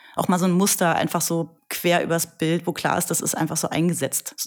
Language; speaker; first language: German; native; German